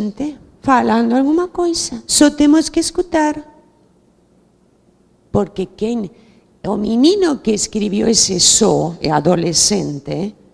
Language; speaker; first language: Portuguese; non-native, fluent; Spanish